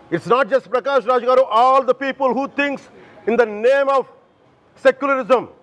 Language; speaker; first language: English; non-native, local second language; Telugu